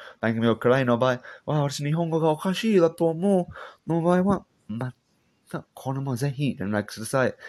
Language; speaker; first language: Japanese; non-native, learner; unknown